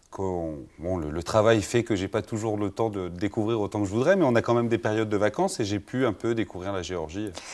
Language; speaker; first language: French; native; French